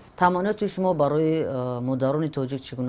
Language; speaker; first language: Persian; native; Persian